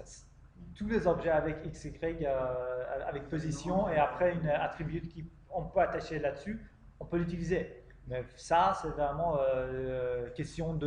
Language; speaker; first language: French; non-native, fluent; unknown